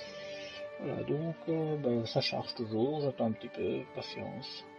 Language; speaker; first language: French; native; French